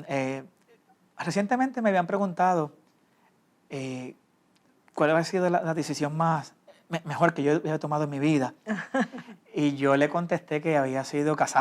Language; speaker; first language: Spanish; native; Spanish